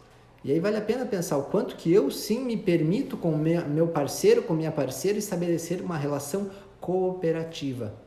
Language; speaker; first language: Portuguese; native; Portuguese